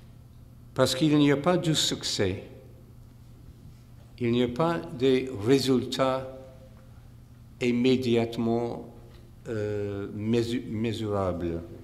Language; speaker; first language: French; non-native, fluent; English